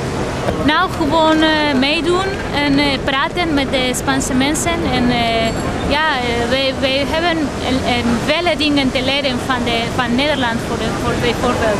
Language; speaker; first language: Dutch; non-native, fluent; Spanish